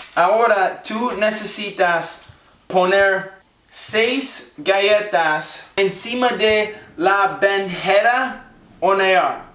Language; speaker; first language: Spanish; non-native, learner; English